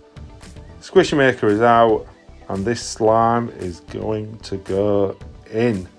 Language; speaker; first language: English; native; English